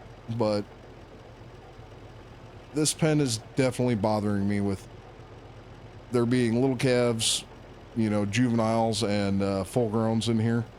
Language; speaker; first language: English; native; English